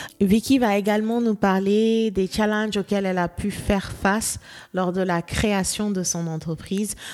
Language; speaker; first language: French; non-native, local second language; Wolof